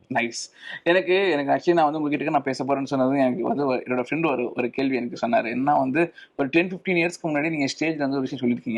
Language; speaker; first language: Tamil; native; Tamil